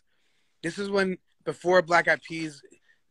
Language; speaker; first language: English; native; English